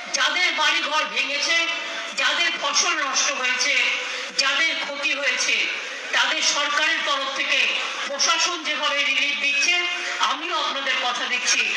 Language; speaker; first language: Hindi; non-native, local second language; Bangla